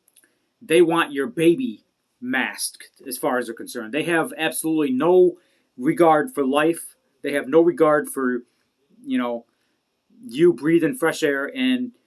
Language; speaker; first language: English; native; English